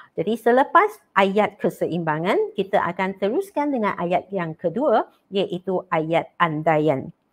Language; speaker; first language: Malay; non-native, local second language; Chinese